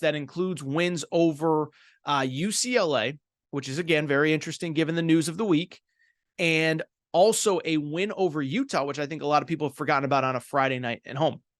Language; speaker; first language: English; native; English